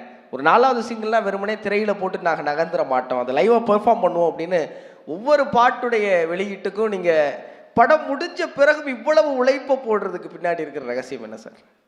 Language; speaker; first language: Tamil; native; Tamil